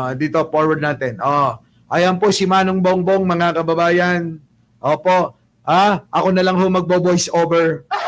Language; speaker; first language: Filipino; non-native, local second language; Pangasinan